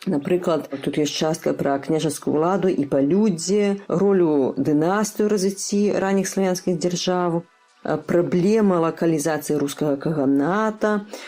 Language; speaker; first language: Belarusian; native; Belarusian